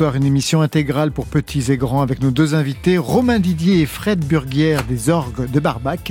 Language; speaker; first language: French; native; French